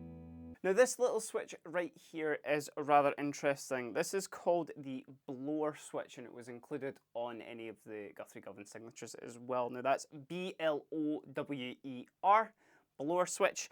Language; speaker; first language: English; native; English